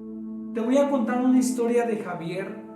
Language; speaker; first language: Spanish; native; Spanish